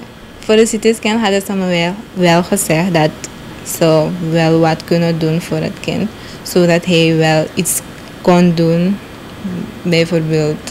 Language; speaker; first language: Dutch; non-native, local second language; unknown